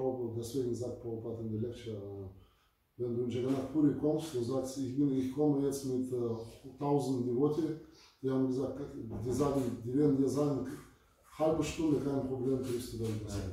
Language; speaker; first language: German; non-native, fluent; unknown